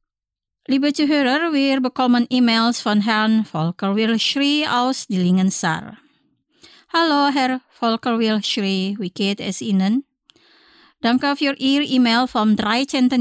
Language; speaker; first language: German; non-native, fluent; Indonesian